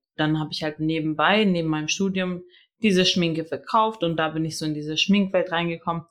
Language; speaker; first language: German; early bilingual, other home language; Albanian